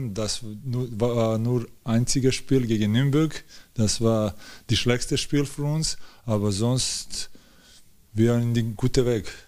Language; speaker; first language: German; non-native, learner; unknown